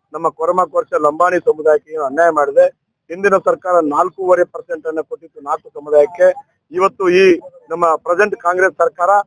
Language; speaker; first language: Kannada; non-native, local second language; Lambadi